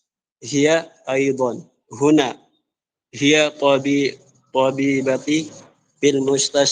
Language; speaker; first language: Arabic; non-native, learner; Filipino